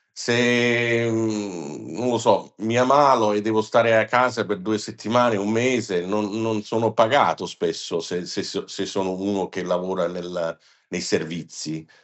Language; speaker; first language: Italian; non-native, fluent; English